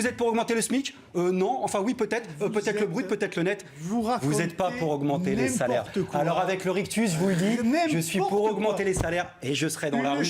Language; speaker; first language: French; native; French